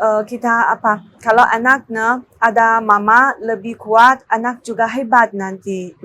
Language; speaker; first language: Indonesian; non-native, learner; Chinese